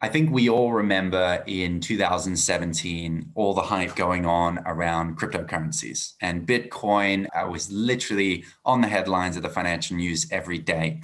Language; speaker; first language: English; native; English